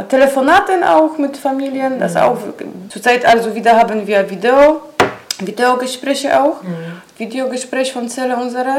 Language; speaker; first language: German; non-native, learner; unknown